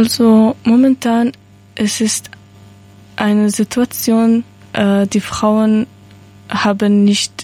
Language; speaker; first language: German; non-native, learner; Persian